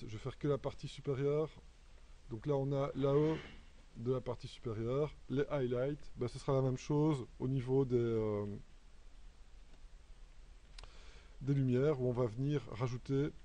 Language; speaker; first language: French; native; French